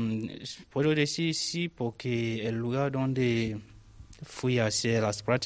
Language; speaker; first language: Spanish; non-native, learner; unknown